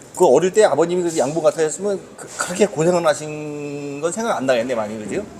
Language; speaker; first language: Korean; native; Korean